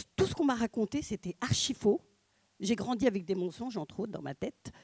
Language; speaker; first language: French; native; French